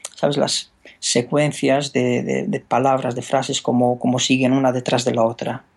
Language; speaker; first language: Spanish; non-native, fluent; Romanian